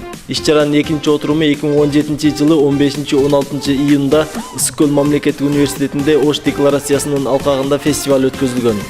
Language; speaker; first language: Kyrgyz; native; Kyrgyz